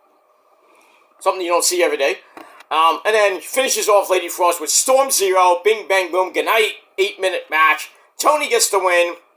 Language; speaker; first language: English; native; English